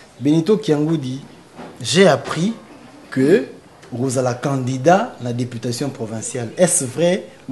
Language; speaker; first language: French; non-native, local second language; Lingala